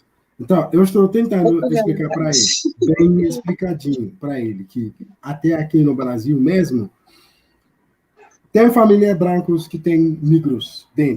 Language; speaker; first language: Portuguese; non-native, learner; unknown